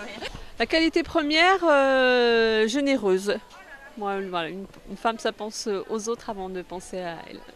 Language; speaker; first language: French; native; French